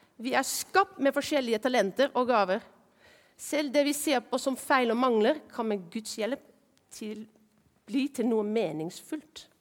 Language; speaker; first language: Norwegian; non-native, fluent; Dutch